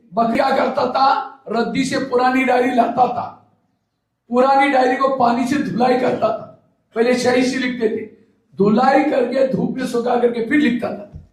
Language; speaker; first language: Hindi; non-native, local second language; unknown